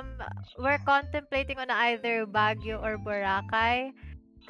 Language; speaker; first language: English; non-native, local second language; Filipino